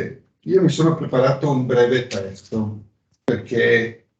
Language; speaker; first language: Italian; native; Italian